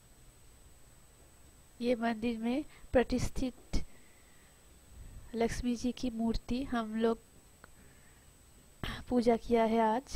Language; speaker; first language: Hindi; non-native, local second language; Bangla